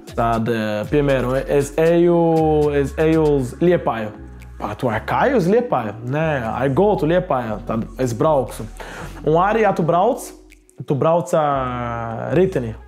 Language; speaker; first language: Latvian; non-native, learner; Portuguese